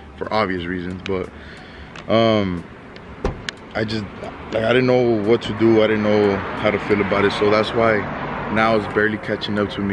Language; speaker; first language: English; early bilingual, other home language; Spanish